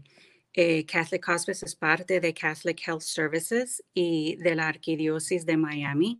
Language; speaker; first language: Spanish; early bilingual, heritage; English